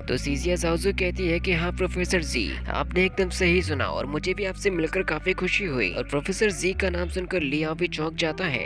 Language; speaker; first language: Hindi; native; Hindi